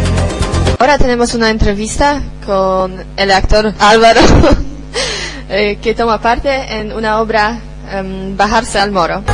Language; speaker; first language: Spanish; non-native, learner; Polish